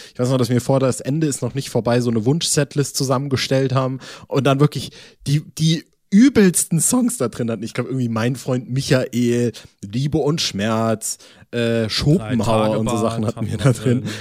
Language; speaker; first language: German; native; German